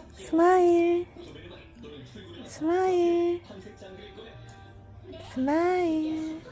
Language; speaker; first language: Korean; native; Korean